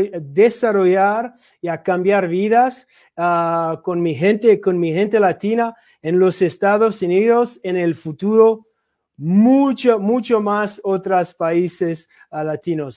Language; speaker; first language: Spanish; non-native, learner; English